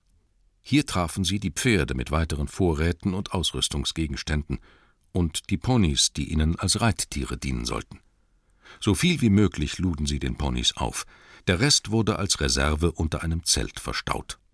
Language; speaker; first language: German; native; German